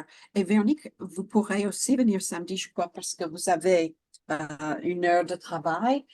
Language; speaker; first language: French; non-native, fluent; English